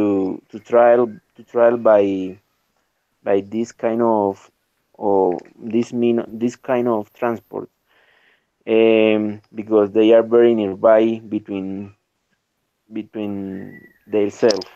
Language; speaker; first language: English; non-native, learner; Spanish